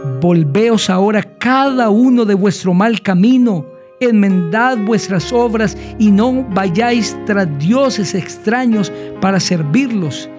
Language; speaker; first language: Spanish; native; Spanish